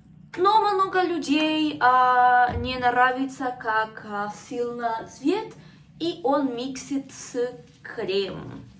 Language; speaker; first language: Russian; non-native, learner; Spanish